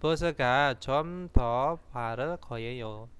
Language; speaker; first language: Korean; non-native, fluent; Indonesian